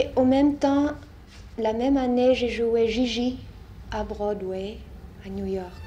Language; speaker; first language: French; non-native, fluent; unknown